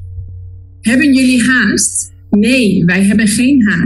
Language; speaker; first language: Dutch; non-native, learner; Spanish